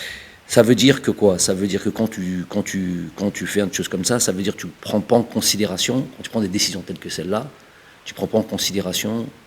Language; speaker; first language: French; early bilingual, other home language; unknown